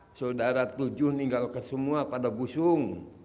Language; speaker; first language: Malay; non-native, local second language; Sundanese